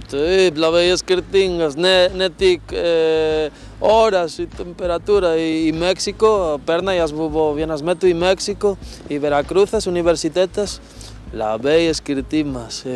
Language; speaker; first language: Lithuanian; non-native, learner; Spanish